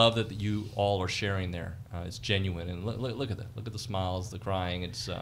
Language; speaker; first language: English; native; English